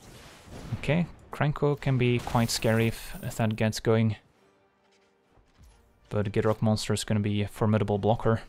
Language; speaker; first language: English; native; English